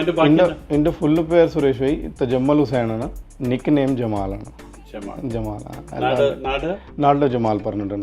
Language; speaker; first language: Malayalam; non-native, fluent; Punjabi